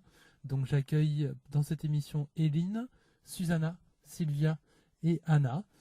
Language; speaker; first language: French; native; French